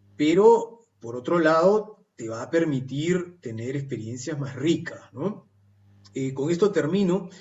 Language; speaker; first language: Spanish; native; Spanish